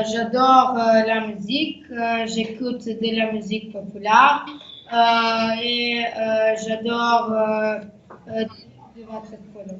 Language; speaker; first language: French; non-native, learner; Serbian